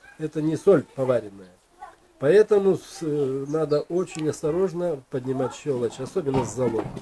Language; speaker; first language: Russian; native; Russian